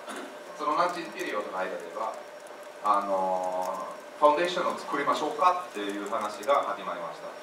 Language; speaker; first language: Japanese; non-native, fluent; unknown